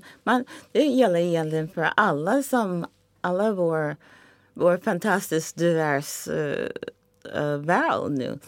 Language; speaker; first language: Swedish; non-native, fluent; English